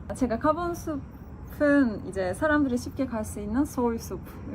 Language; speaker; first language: Korean; non-native, fluent; Turkish